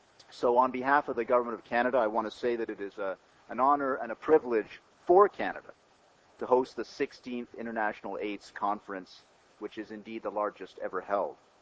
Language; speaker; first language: English; native; English